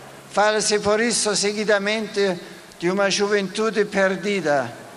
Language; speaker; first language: Portuguese; non-native, fluent; German